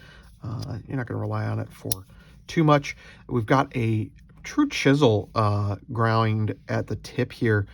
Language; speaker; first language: English; native; English